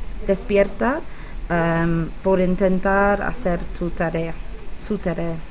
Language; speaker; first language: Spanish; non-native, learner; English